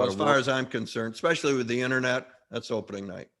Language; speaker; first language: English; native; English